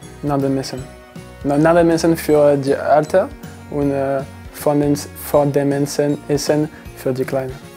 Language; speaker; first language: German; non-native, learner; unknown